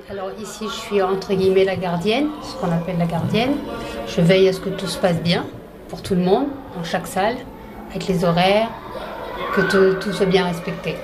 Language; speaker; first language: French; native; French